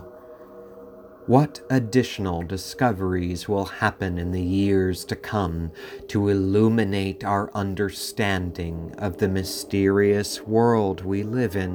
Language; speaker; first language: English; native; English